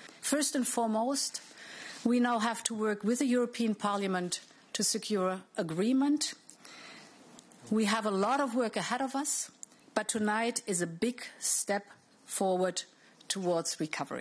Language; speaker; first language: English; non-native, fluent; German